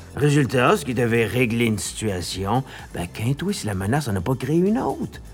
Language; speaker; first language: French; native; French